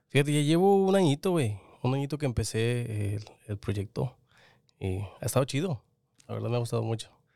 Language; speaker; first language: Spanish; early bilingual, heritage; Spanish